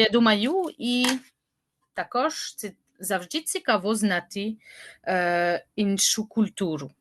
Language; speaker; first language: Ukrainian; non-native, learner; French